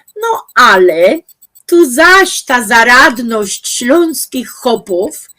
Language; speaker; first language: Polish; native; Polish